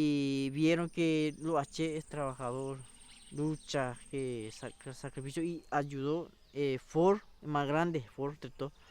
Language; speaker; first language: Spanish; non-native, local second language; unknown